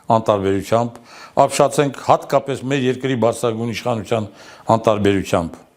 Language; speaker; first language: Armenian; native; Armenian